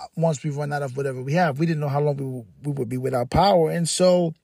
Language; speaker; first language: English; native; English